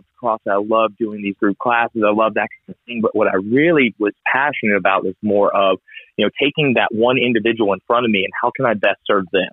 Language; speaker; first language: English; native; English